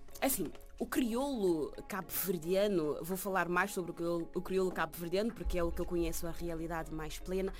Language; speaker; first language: Portuguese; non-native, local second language; Kabuverdianu